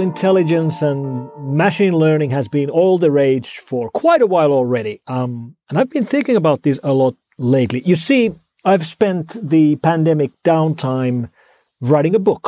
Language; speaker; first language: English; non-native, fluent; Finnish